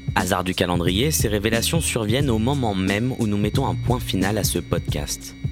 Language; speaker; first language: French; native; French